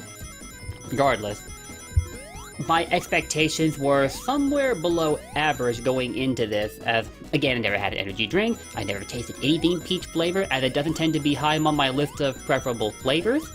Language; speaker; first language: English; native; English